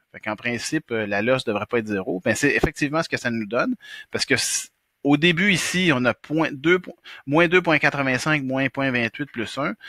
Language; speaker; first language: French; native; French